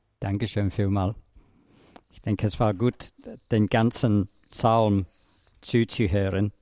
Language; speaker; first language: German; non-native, fluent; English